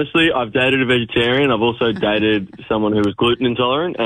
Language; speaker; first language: English; native; English